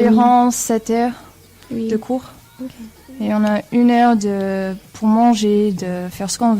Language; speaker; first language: French; non-native, learner; English